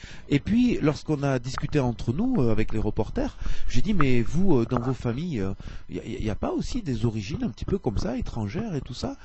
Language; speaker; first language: French; native; French